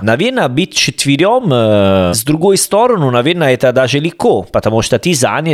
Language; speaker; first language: Russian; non-native, learner; Italian